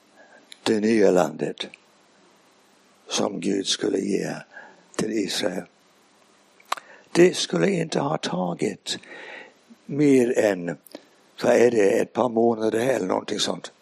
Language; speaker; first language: Swedish; non-native, fluent; English